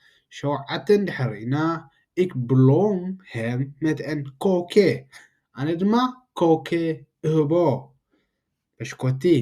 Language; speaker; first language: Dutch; non-native, learner; Tigrinya